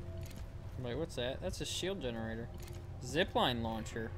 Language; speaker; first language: English; native; English